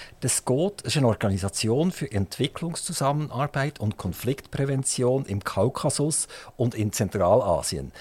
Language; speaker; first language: German; native; German